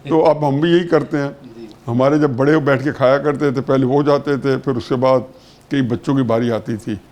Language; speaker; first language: Urdu; non-native, local second language; Saraiki